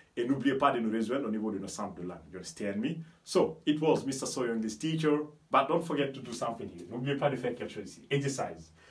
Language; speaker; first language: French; non-native, local second language; Fula